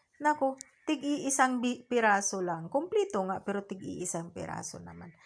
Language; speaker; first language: Filipino; non-native, local second language; Cebuano